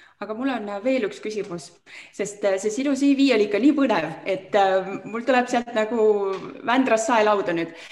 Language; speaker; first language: Estonian; native; Estonian